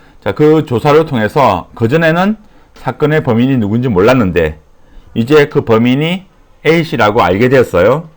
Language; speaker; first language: Korean; native; Korean